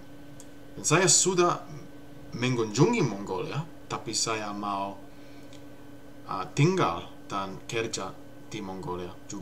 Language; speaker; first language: Indonesian; non-native, learner; English